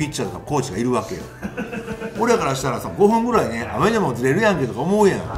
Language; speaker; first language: Japanese; native; Japanese